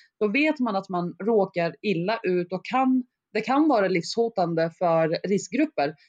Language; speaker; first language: Swedish; early bilingual, other home language; Arabic